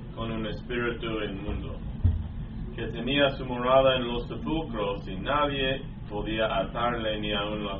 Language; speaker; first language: Spanish; non-native, learner; English